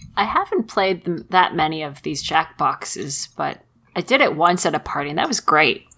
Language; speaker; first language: English; early bilingual, other home language; Chinese